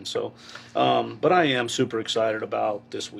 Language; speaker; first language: English; native; English